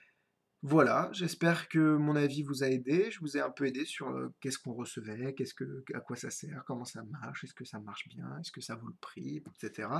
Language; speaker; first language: French; native; French